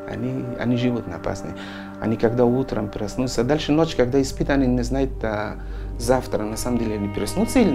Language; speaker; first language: Russian; non-native, learner; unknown